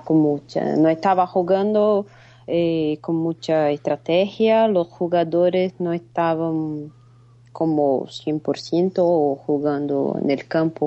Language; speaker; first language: Spanish; non-native, fluent; Portuguese